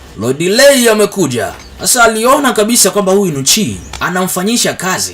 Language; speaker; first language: Swahili; native; Swahili